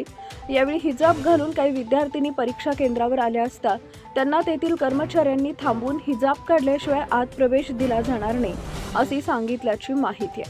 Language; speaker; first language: Marathi; native; Marathi